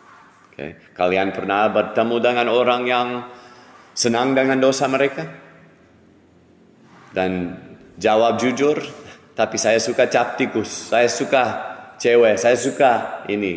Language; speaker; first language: Indonesian; non-native, fluent; English